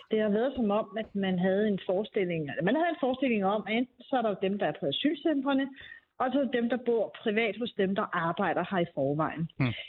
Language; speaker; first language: Danish; native; Danish